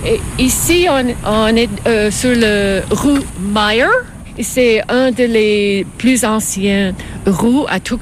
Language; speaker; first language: French; non-native, fluent; English